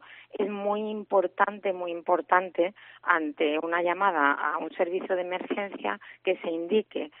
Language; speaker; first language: Spanish; native; Spanish